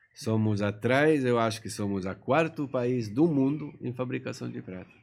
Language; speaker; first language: Portuguese; non-native, fluent; Persian